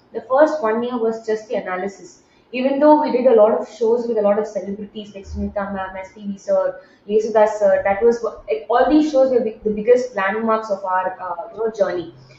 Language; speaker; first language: English; non-native, local second language; Tamil